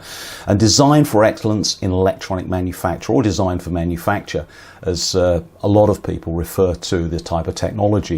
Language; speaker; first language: English; native; English